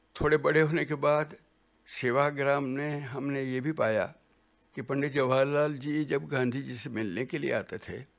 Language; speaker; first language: Hindi; non-native, local second language; Gujarati